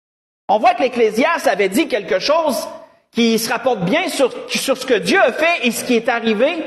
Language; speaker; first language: French; native; French